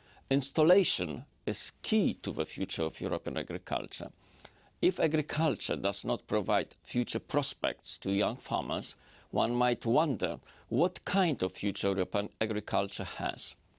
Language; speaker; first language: English; non-native, fluent; Polish